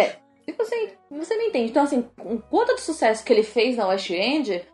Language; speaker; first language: Portuguese; native; Portuguese